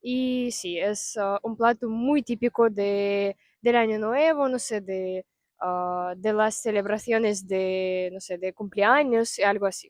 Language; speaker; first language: Spanish; non-native, fluent; Russian